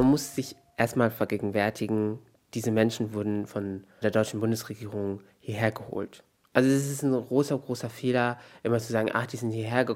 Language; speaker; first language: German; native; German